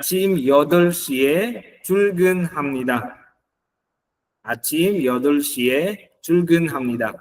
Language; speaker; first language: Korean; non-native, fluent; Filipino